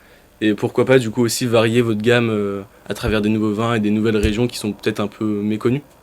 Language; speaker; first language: French; native; French